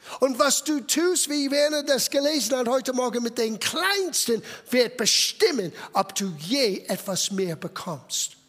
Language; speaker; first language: German; non-native, fluent; English